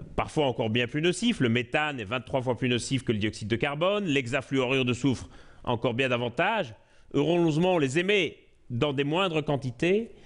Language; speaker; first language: French; native; French